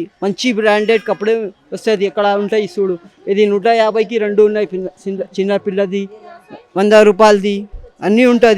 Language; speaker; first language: Telugu; non-native, local second language; Urdu